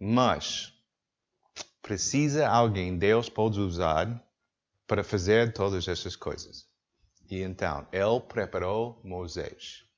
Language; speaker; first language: Portuguese; non-native, learner; English